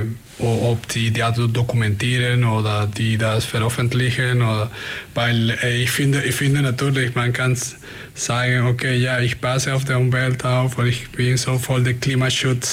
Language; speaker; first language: German; non-native, fluent; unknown